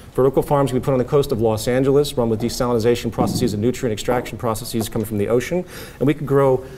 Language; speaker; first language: English; native; English